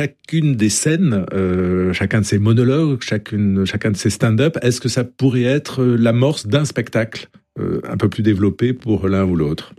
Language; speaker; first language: French; native; French